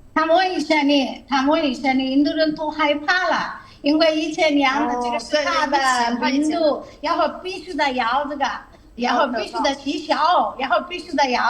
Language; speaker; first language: Chinese; non-native, fluent; Telugu